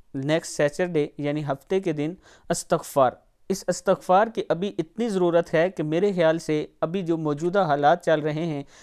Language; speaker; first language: Urdu; non-native, local second language; Punjabi